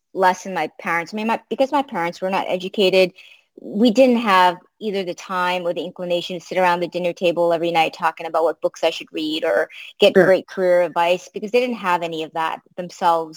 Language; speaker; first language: English; early bilingual, other home language; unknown